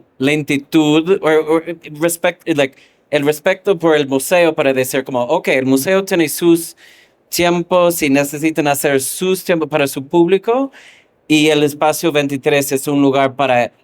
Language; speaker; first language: Spanish; non-native, fluent; English